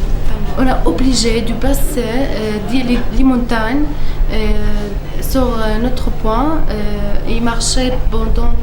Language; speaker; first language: French; non-native, learner; Arabic